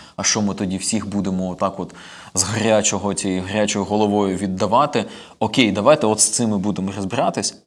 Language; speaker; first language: Ukrainian; non-native, local second language; Russian